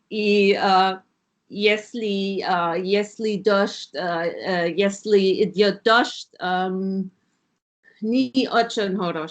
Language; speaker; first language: Russian; non-native, learner; German